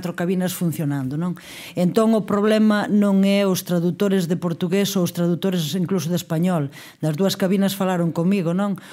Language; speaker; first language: Galician; native; Galician